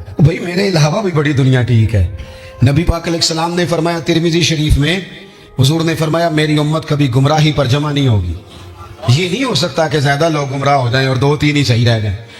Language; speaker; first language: Urdu; non-native, local second language; Punjabi